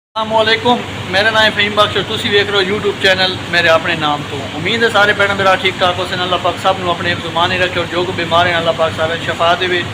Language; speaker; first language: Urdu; non-native, local second language; Punjabi